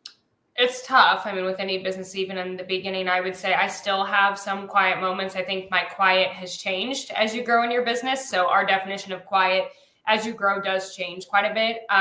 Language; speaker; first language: English; native; English